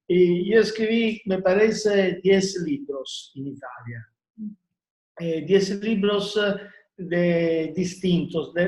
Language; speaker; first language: Spanish; non-native, learner; Italian